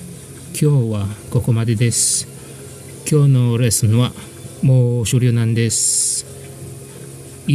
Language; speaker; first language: Japanese; non-native, fluent; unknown